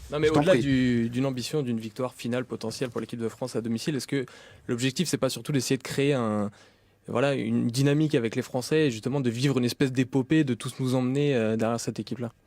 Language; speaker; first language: French; native; French